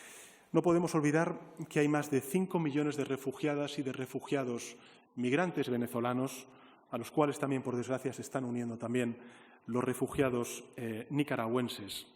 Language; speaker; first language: Spanish; native; Spanish